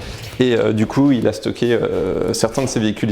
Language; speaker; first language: French; native; French